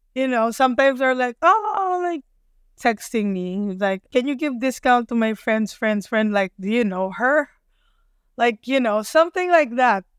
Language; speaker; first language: English; non-native, local second language; Filipino